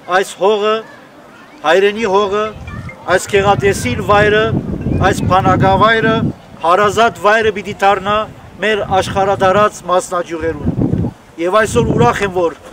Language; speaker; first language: Armenian; early bilingual, heritage; Armenian